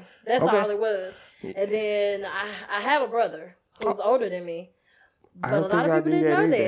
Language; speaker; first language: English; native; English